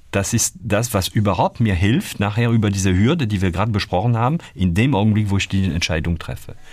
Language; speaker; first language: German; non-native, fluent; French